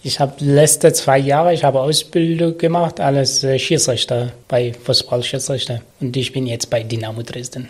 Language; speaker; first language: German; non-native, learner; Arabic